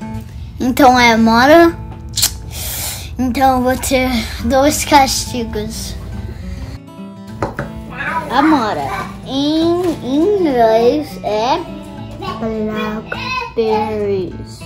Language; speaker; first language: Portuguese; early bilingual, heritage; Portuguese